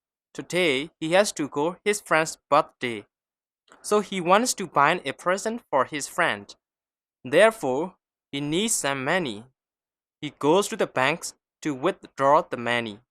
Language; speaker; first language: English; non-native, fluent; Burmese